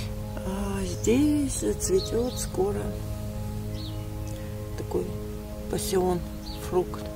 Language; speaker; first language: Russian; native; Russian